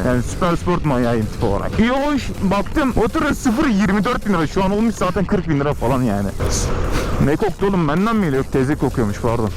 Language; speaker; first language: Turkish; native; Turkish